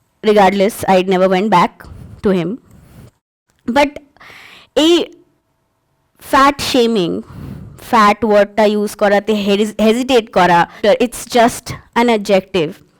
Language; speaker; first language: English; non-native, local second language; Bangla